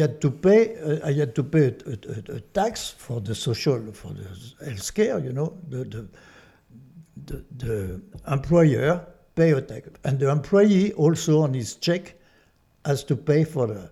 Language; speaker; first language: English; non-native, fluent; French